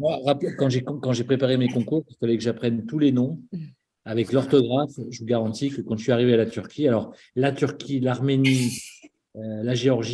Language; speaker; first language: French; native; French